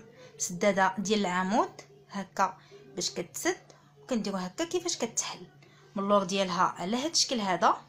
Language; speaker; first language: Arabic; native; Arabic